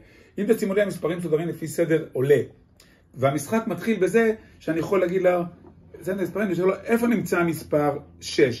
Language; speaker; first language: Hebrew; native; Hebrew